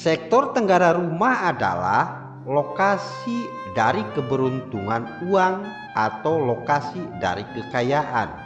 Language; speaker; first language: Indonesian; native; Indonesian